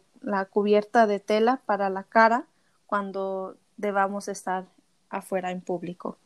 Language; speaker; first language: Spanish; early bilingual, heritage; Spanish